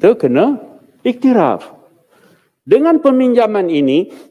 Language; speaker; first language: Malay; native; Malay